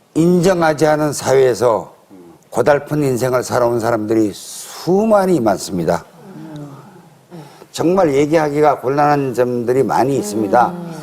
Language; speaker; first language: Korean; native; Korean